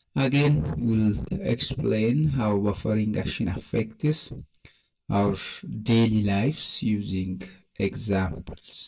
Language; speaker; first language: English; non-native, local second language; Amharic